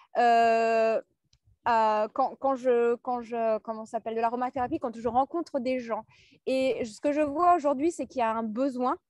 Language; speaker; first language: French; native; French